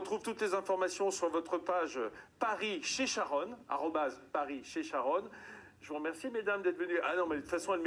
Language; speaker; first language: French; native; French